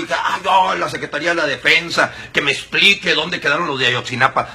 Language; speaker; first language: Spanish; native; Spanish